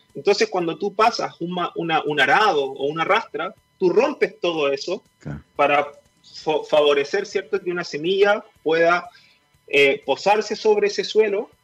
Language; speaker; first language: Spanish; native; Spanish